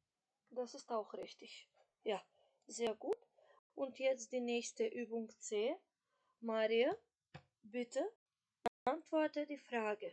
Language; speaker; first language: German; non-native, fluent; Macedonian